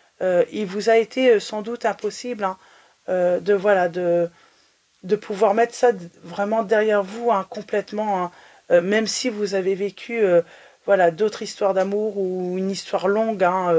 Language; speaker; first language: French; native; French